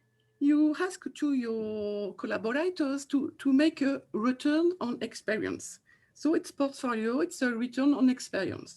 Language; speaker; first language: English; non-native, fluent; French